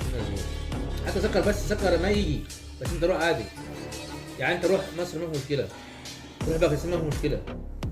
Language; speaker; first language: Arabic; non-native, learner; Urdu